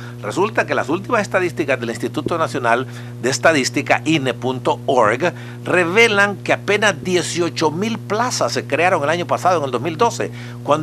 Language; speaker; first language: Spanish; native; Spanish